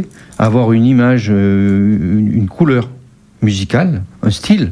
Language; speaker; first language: French; native; French